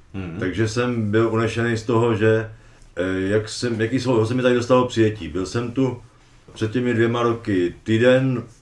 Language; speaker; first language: Czech; native; Czech